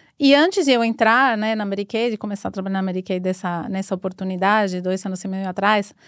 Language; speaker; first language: Portuguese; non-native, fluent; Spanish